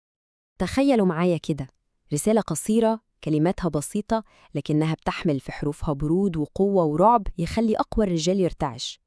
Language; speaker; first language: Arabic; native; Arabic